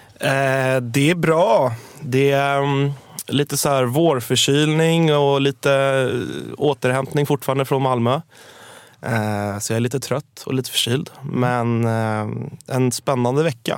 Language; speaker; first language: Swedish; native; Swedish